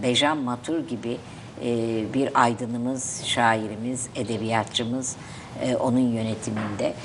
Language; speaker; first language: Turkish; native; Turkish